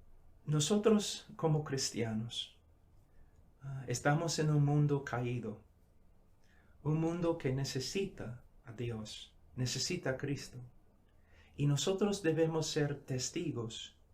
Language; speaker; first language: Spanish; non-native, fluent; English